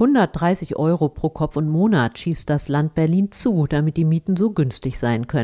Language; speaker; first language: German; native; German